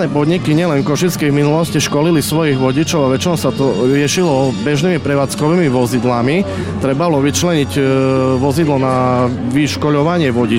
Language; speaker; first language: Slovak; native; Slovak